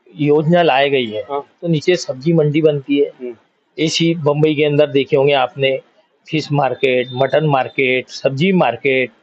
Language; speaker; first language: Hindi; native; Hindi